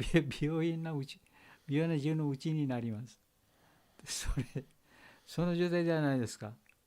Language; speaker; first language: Japanese; non-native, learner; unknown